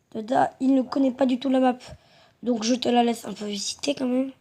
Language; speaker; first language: French; native; French